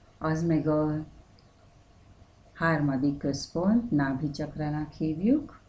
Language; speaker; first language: Hungarian; non-native, learner; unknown